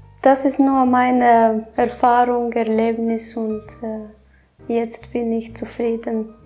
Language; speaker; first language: German; non-native, fluent; Romanian